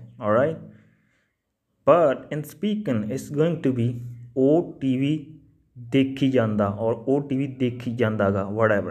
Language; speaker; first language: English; non-native, local second language; Punjabi